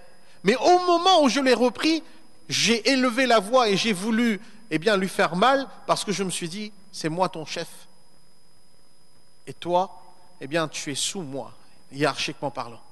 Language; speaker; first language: French; native; French